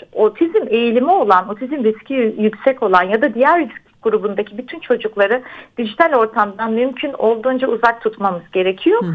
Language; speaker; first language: Turkish; native; Turkish